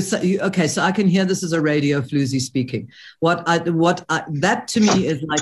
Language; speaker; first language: English; native; English